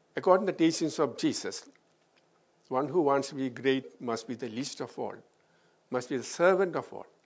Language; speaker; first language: English; non-native, local second language; Malayalam